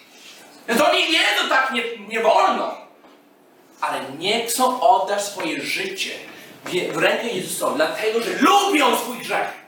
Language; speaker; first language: Polish; non-native, fluent; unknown